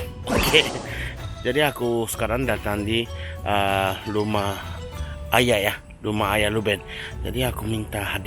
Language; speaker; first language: Indonesian; non-native, fluent; Japanese